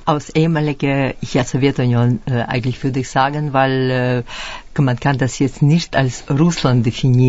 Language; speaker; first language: German; early bilingual, other home language; Russian